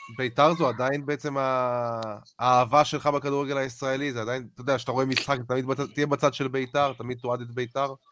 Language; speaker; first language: Hebrew; native; Hebrew